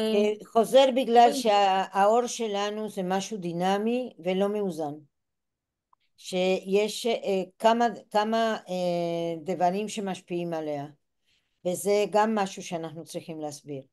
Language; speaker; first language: Hebrew; non-native, fluent; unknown